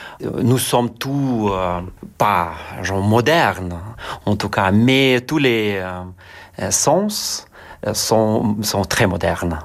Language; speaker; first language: French; non-native, learner; Lithuanian